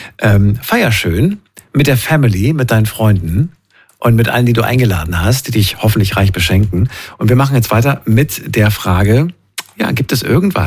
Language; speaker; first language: German; native; German